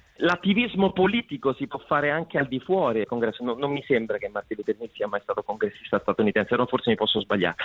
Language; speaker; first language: Italian; native; Italian